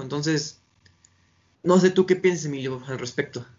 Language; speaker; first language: Spanish; native; Spanish